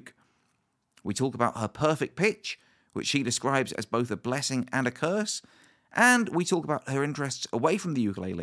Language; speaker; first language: English; native; English